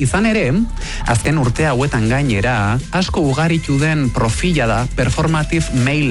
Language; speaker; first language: Basque; native; Basque